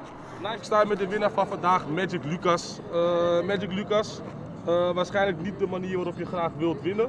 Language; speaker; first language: Dutch; native; Dutch